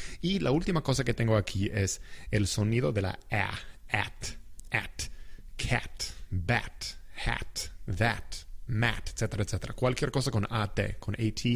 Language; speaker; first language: Spanish; non-native, fluent; English